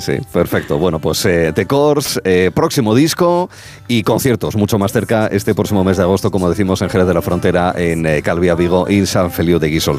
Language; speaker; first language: Spanish; native; Spanish